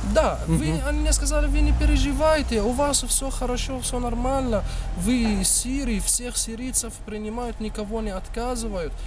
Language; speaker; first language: Russian; non-native, fluent; Arabic